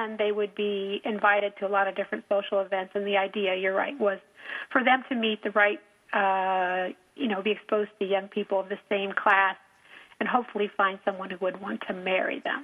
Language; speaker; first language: English; native; English